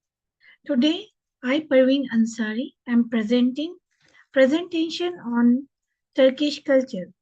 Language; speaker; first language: English; non-native, local second language; Hindi